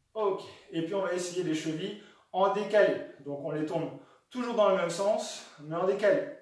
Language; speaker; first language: French; native; French